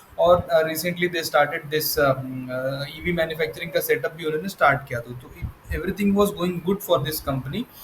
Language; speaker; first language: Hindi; non-native, local second language; Marathi